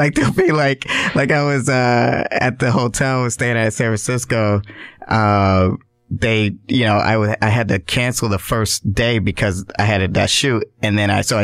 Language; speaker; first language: English; native; English